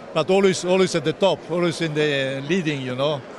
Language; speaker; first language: English; non-native, fluent; Italian